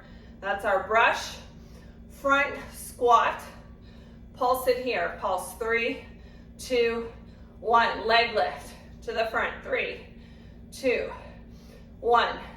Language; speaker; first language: English; native; English